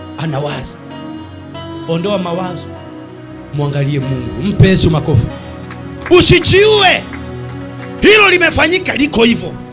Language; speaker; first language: Swahili; native; Swahili